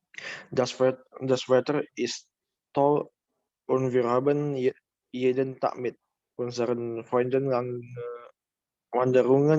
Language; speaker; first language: German; non-native, learner; Indonesian